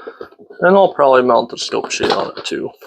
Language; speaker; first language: English; native; English